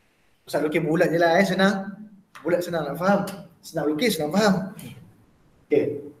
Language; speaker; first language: Malay; native; Malay